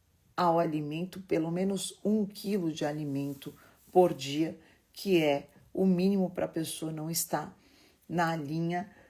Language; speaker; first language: Portuguese; native; Portuguese